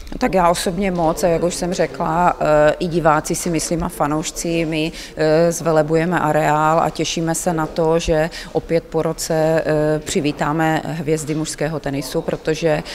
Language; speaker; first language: Czech; native; Czech